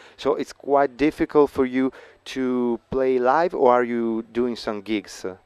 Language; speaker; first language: English; non-native, fluent; Italian